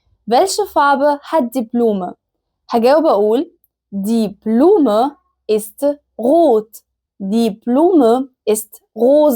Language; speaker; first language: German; non-native, fluent; Arabic